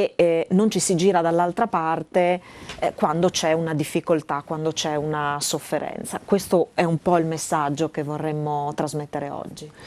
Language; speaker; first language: Italian; native; Italian